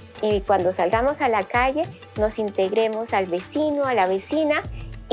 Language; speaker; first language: Spanish; native; Spanish